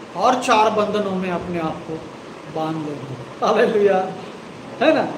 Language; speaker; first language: Hindi; non-native, local second language; Marathi